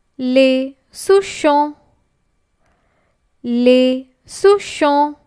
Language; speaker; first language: French; non-native, fluent; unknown